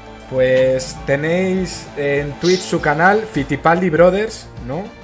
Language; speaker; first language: Spanish; native; Spanish